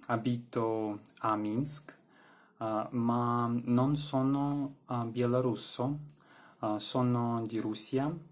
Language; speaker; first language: Italian; non-native, learner; Russian